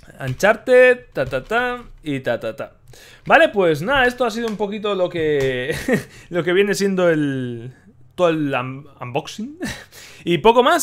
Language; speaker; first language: Spanish; native; Spanish